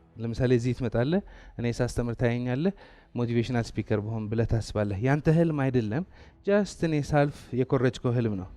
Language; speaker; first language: Amharic; non-native, local second language; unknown